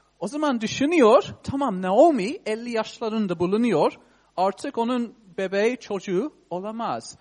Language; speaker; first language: Turkish; non-native, fluent; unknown